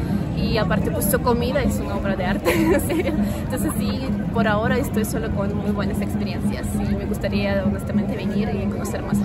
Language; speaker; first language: Spanish; non-native, fluent; Russian